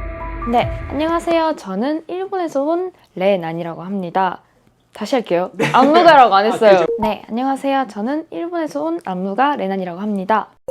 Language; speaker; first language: Korean; non-native, fluent; Japanese